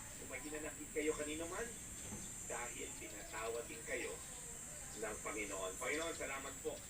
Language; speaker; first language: Filipino; native; Filipino